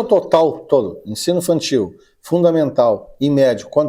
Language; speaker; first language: Portuguese; native; Portuguese